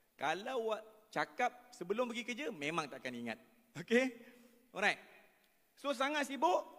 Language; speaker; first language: Malay; native; Malay